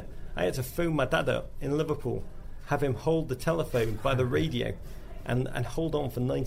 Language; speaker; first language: English; native; English